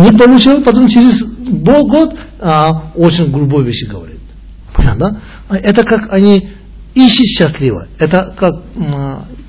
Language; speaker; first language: Russian; non-native, learner; Tibetan